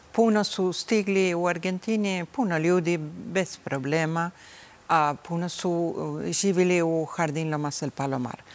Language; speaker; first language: Bosnian; early bilingual, heritage; Bosnian